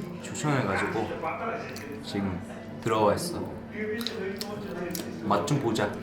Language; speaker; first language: Korean; non-native, fluent; Mongolian